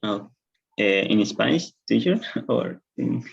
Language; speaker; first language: English; non-native, learner; Spanish